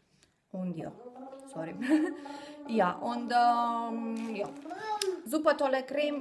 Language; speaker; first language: German; non-native, fluent; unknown